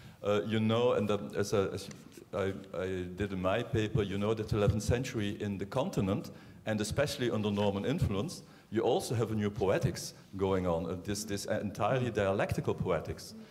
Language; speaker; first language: English; non-native, fluent; Dutch